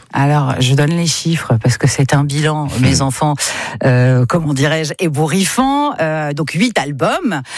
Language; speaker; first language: French; native; French